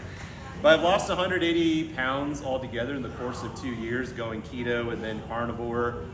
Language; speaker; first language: English; native; English